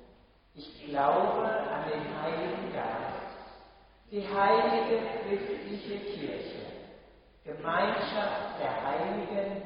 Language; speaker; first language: German; native; German